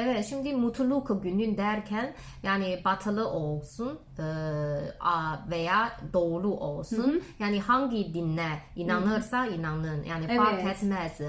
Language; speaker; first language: Turkish; non-native, learner; Chinese